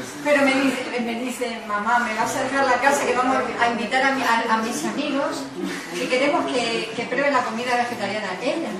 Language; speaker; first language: Spanish; native; Spanish